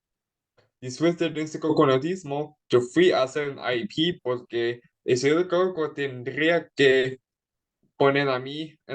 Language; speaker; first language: Spanish; early bilingual, heritage; Spanish